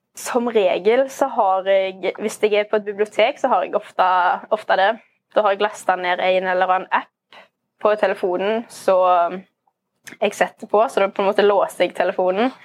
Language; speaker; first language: Norwegian; native; Norwegian